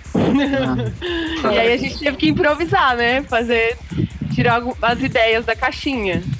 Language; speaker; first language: Portuguese; native; Portuguese